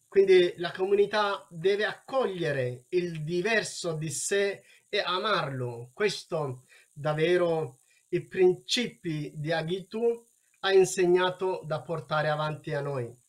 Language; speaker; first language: Italian; non-native, learner; Wolaytta